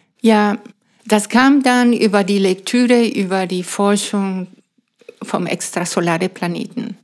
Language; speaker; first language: German; non-native, fluent; Spanish